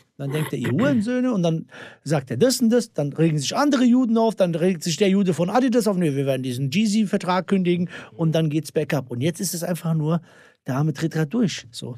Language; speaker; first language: German; early bilingual, other home language; Bosnian